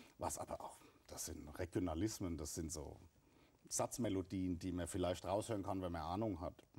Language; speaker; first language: German; native; German